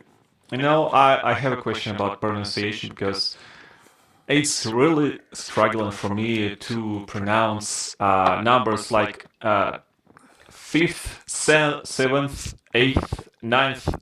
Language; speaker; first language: English; non-native, fluent; Russian